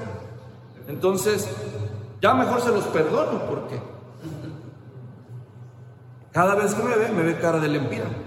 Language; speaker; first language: Spanish; native; Spanish